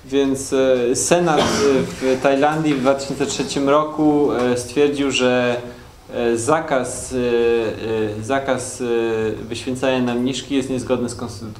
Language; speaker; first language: Polish; native; Polish